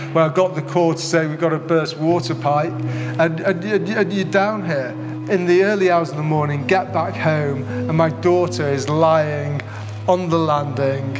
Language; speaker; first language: English; native; English